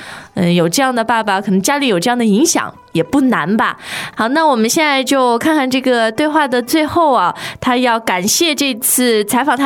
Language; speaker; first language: Chinese; native; Chinese